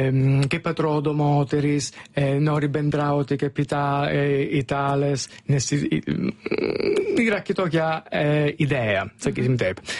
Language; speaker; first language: Lithuanian; non-native, fluent; Italian